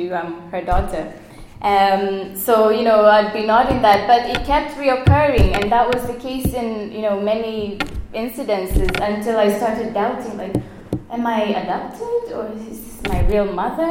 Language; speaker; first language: English; non-native, local second language; Swahili